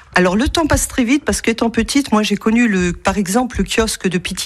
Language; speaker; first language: French; native; French